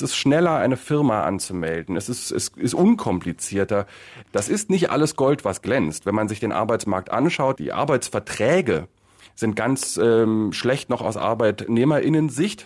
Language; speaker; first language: German; native; German